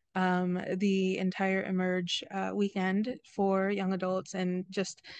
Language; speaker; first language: English; native; English